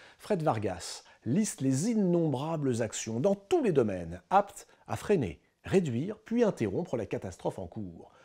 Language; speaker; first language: French; native; French